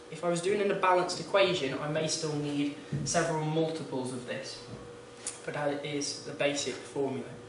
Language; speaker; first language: English; native; English